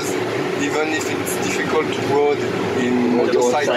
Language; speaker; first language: English; non-native, learner; French